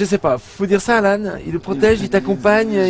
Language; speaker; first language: French; native; French